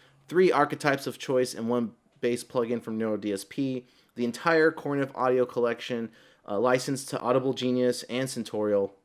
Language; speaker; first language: English; native; English